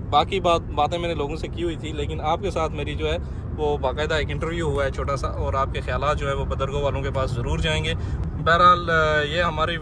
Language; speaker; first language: Hindi; native; Hindi